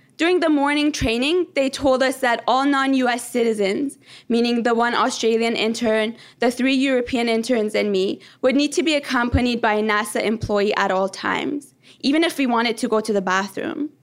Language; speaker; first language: English; early bilingual, other home language; Persian